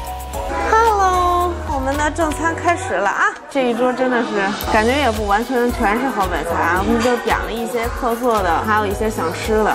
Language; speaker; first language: Chinese; native; Chinese